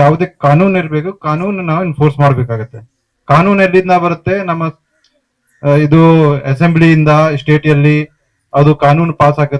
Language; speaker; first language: Kannada; non-native, fluent; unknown